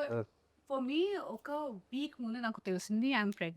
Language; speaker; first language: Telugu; non-native, local second language; Hindi